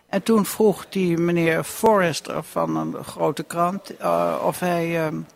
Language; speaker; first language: Dutch; native; Dutch